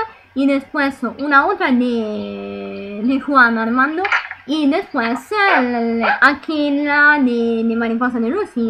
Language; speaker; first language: Spanish; non-native, fluent; Italian